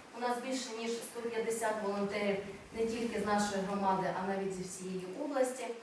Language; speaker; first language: Ukrainian; native; Ukrainian